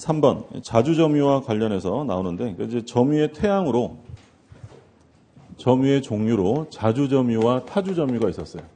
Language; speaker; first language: Korean; native; Korean